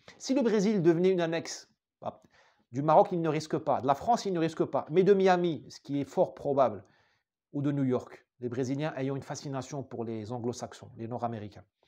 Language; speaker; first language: French; non-native, local second language; Arabic